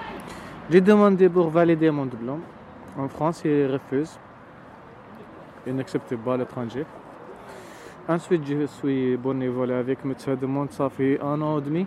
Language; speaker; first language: French; non-native, learner; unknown